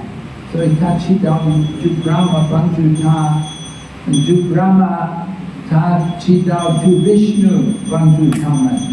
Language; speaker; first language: Chinese; non-native, fluent; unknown